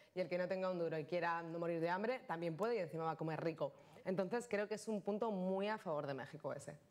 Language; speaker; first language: Spanish; native; Spanish